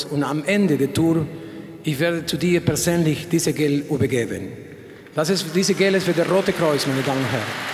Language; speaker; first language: German; non-native, learner; Spanish